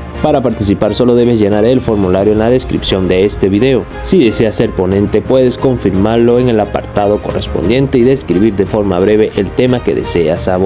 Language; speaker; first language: Spanish; native; Spanish